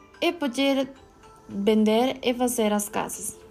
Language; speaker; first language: Portuguese; non-native, learner; Spanish